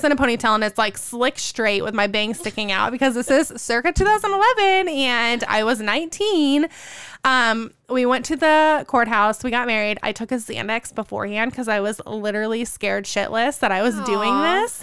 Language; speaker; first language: English; native; English